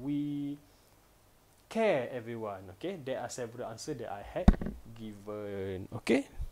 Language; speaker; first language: English; non-native, local second language; Malay